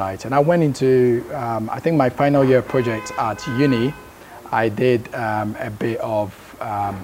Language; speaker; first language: English; non-native, local second language; Akan